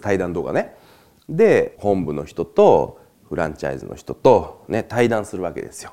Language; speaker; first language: Japanese; native; Japanese